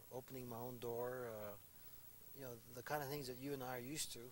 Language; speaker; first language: English; early bilingual, other home language; Spanish